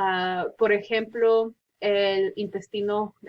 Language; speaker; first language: Spanish; early bilingual, heritage; Spanish